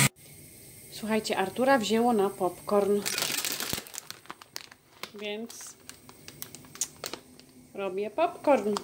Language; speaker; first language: Polish; native; Polish